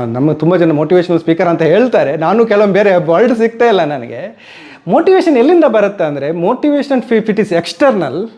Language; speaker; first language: Kannada; native; Kannada